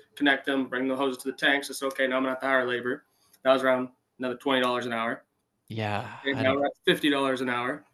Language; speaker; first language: English; native; English